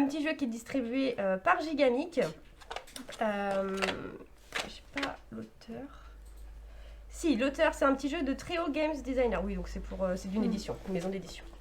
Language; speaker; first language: French; native; French